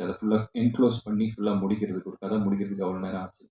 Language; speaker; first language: Tamil; native; Tamil